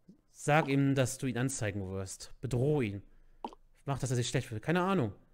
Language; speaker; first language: German; native; German